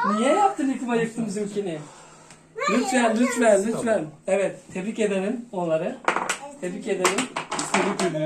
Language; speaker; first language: Turkish; native; Turkish